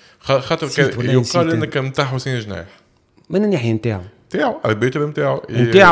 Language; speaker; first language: Arabic; native; Arabic